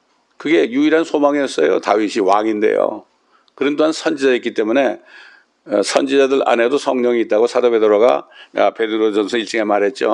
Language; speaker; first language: Korean; native; Korean